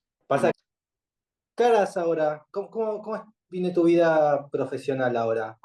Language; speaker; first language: Spanish; native; Spanish